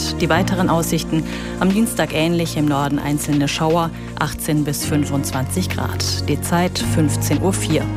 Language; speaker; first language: German; native; German